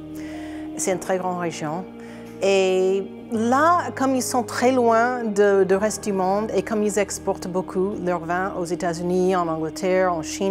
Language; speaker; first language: French; non-native, fluent; English